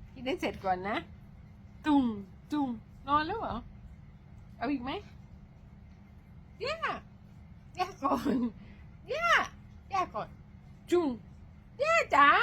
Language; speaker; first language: Thai; native; Thai